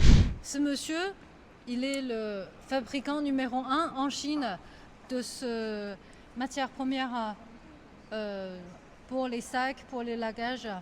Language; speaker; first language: French; non-native, fluent; Chinese